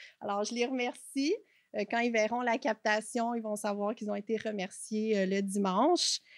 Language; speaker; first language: French; native; French